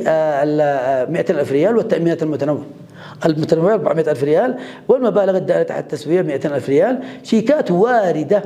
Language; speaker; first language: Arabic; native; Arabic